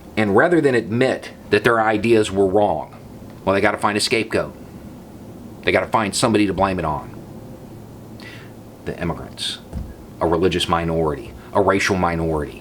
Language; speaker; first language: English; native; English